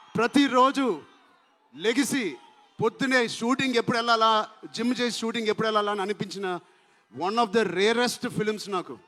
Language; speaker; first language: Telugu; native; Telugu